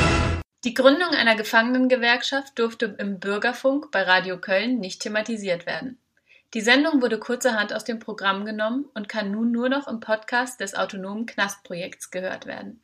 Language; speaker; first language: German; native; German